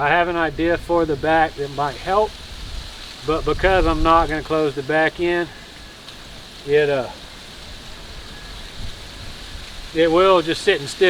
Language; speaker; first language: English; native; English